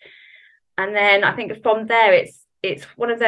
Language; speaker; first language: English; native; English